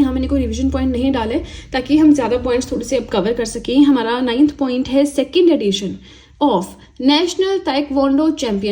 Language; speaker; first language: Hindi; native; Hindi